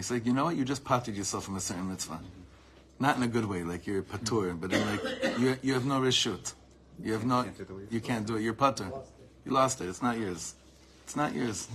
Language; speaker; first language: English; native; English